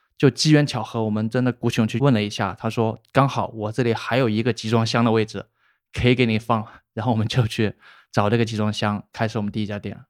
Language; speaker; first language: Chinese; native; Chinese